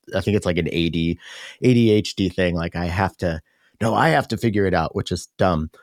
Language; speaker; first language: English; native; English